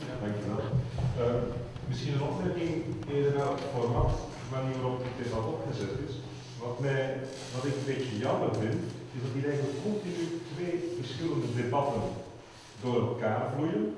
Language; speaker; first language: Dutch; native; Dutch